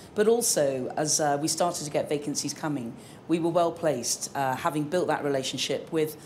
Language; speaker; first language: English; native; English